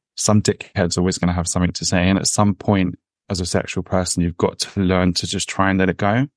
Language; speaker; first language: English; native; English